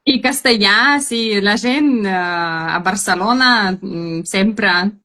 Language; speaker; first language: Catalan; non-native, learner; Russian